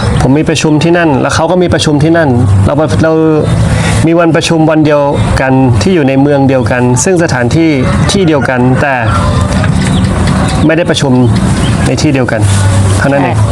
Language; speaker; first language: Thai; native; Thai